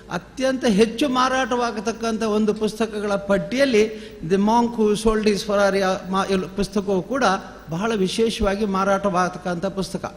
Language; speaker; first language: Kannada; non-native, local second language; Tulu